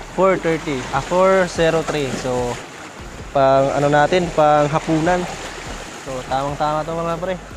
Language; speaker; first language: Filipino; non-native, local second language; Cebuano